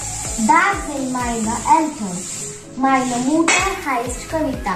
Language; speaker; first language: German; non-native, learner; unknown